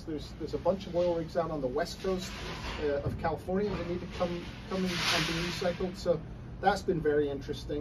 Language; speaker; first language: English; native; English